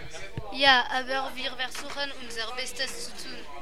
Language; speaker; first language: German; non-native, learner; French